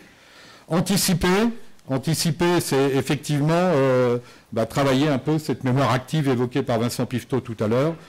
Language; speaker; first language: French; native; French